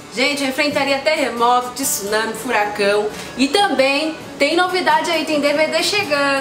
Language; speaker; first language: Portuguese; native; Portuguese